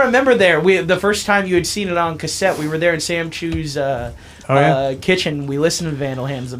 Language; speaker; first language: English; native; English